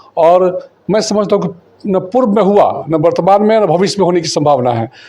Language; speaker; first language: Hindi; native; Hindi